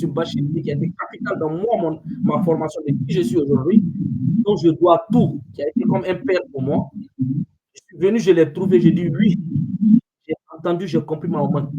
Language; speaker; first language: French; non-native, local second language; Fula